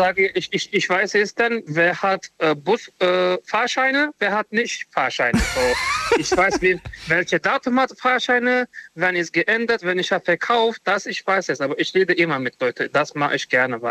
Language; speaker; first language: German; non-native, learner; Romanian